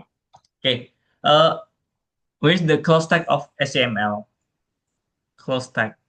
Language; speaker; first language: English; non-native, fluent; Indonesian